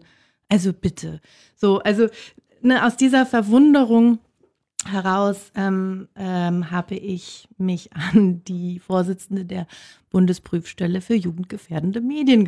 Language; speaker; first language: German; native; German